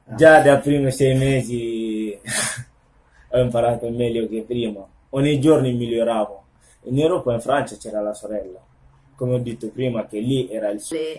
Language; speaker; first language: Italian; non-native, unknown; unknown